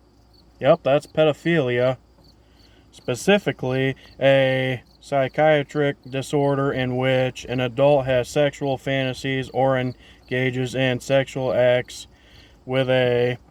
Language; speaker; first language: English; native; English